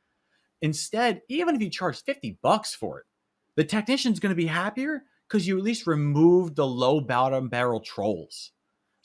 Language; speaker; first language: English; native; English